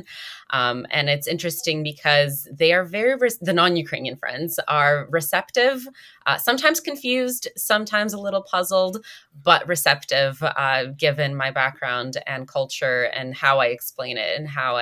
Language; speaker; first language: English; native; English